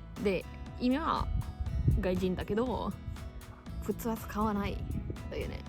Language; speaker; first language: Japanese; non-native, fluent; Italian